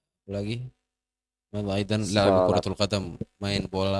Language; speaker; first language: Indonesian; non-native, fluent; Arabic